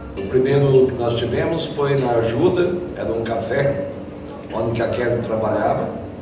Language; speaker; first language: Portuguese; native; Portuguese